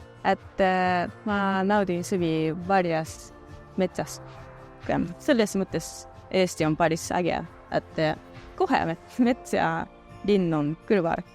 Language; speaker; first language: Estonian; early bilingual, other home language; Japanese